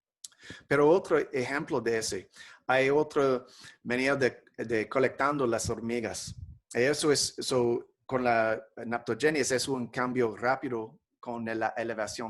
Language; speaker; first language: Spanish; non-native, fluent; English